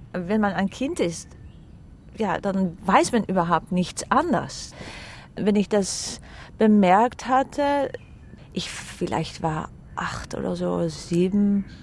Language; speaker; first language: German; non-native, fluent; Dutch